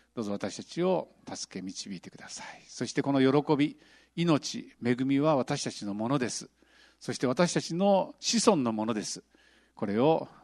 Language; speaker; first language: Japanese; native; Japanese